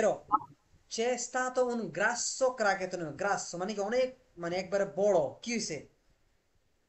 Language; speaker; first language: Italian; non-native, fluent; Bangla